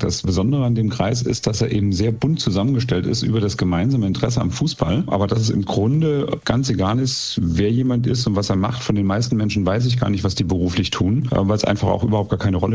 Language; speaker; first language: German; native; German